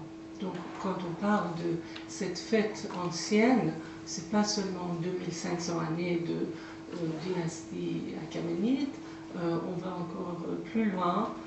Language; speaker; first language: French; non-native, fluent; Persian